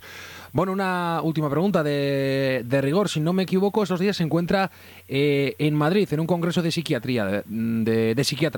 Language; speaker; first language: Spanish; native; Spanish